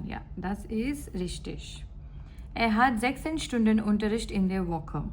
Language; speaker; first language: German; non-native, learner; Gujarati